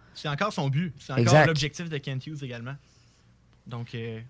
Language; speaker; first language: French; native; French